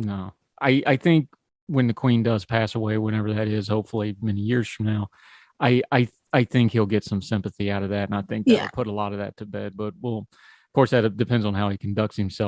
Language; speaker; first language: English; native; English